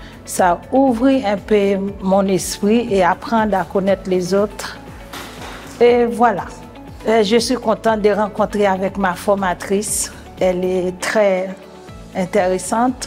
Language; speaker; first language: French; non-native, local second language; Guadeloupean Creole French